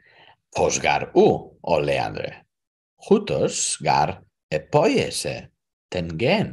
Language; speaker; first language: Greek; non-native, learner; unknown